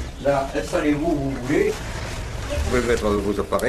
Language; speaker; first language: French; native; French